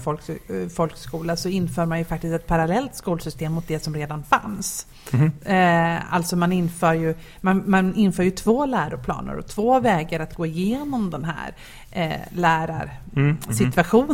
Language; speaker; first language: Swedish; native; Swedish